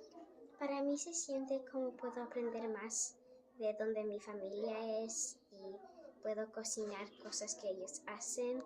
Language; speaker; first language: Spanish; early bilingual, heritage; Spanish